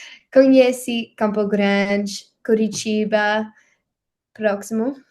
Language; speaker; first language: Portuguese; non-native, learner; English